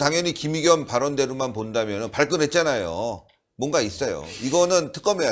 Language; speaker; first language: Korean; native; Korean